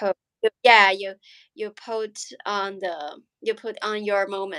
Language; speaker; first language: English; non-native, learner; Chinese